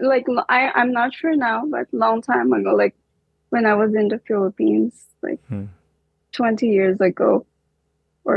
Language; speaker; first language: English; non-native, local second language; Filipino